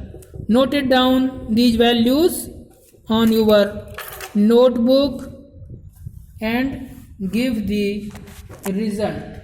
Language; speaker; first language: English; non-native, local second language; Hindi